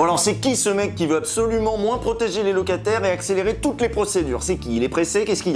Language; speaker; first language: French; native; French